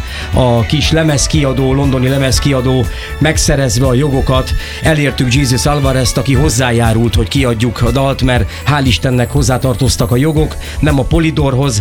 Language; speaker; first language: Hungarian; native; Hungarian